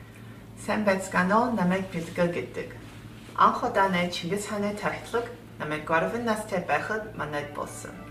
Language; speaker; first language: Mongolian; early bilingual, heritage; Mongolian